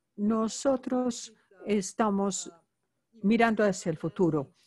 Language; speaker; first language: Spanish; non-native, fluent; Bulgarian